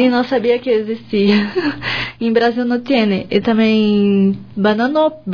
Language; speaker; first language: Spanish; non-native, learner; Portuguese